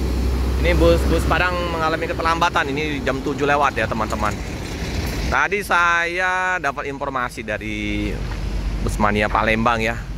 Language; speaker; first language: Indonesian; native; Indonesian